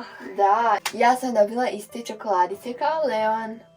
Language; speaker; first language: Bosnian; early bilingual, heritage; Serbian